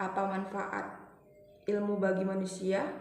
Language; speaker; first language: Indonesian; native; Indonesian